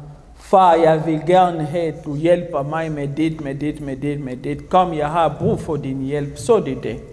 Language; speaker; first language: Swedish; non-native, learner; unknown